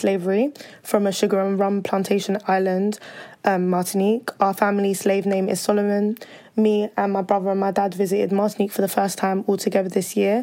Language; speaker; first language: English; native; English